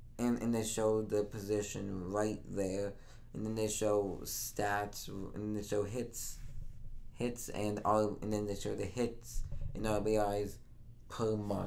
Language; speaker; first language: English; native; English